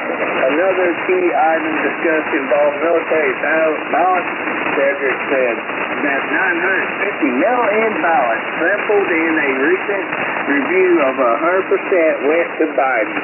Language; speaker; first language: English; native; English